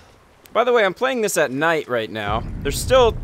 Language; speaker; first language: English; native; English